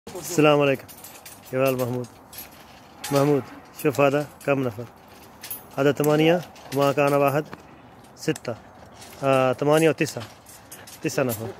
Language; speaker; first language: Arabic; non-native, learner; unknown